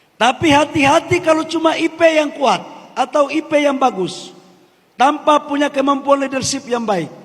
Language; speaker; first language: Indonesian; native; Indonesian